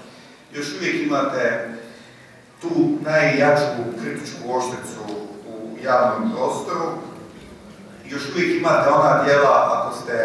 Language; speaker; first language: Croatian; native; Croatian